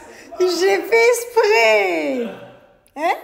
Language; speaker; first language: French; native; French